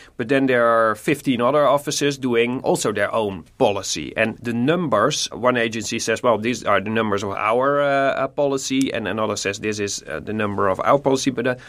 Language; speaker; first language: English; non-native, fluent; Dutch